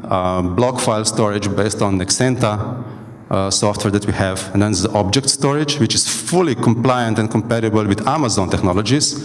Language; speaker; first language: English; non-native, fluent; Slovenian